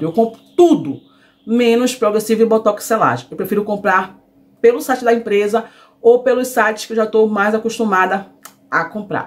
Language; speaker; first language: Portuguese; native; Portuguese